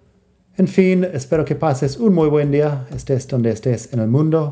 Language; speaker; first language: Spanish; non-native, fluent; English